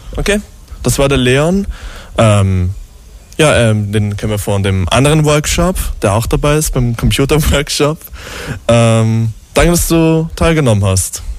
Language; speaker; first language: German; native; German